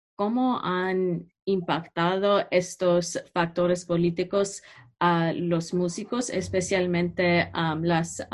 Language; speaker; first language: Spanish; non-native, learner; English